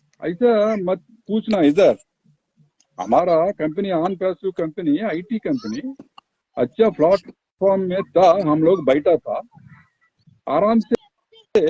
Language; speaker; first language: Hindi; non-native, local second language; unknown